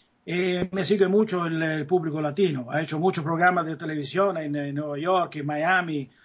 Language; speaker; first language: Italian; native; Italian